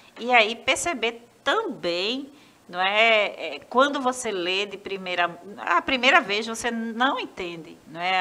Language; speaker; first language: Portuguese; native; Portuguese